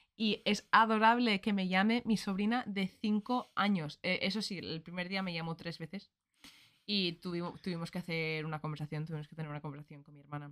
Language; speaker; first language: Spanish; early bilingual, other home language; English